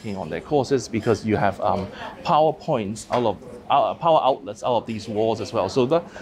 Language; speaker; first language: English; non-native, local second language; Cantonese